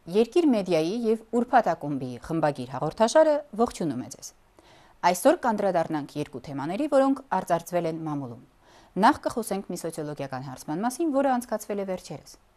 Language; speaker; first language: Armenian; native; Armenian